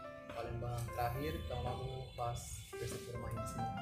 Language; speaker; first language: Indonesian; non-native, fluent; Portuguese